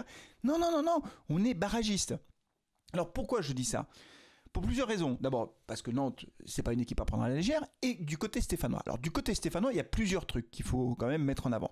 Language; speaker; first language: French; native; French